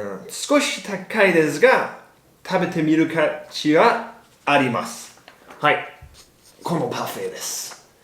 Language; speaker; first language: Japanese; non-native, learner; English